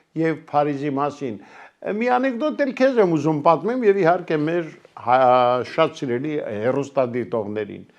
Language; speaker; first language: Armenian; native; Armenian